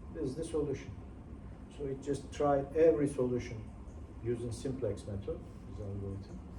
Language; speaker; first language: English; non-native, fluent; Turkish